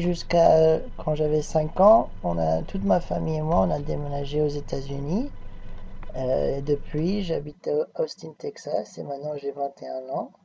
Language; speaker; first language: French; early bilingual, heritage; French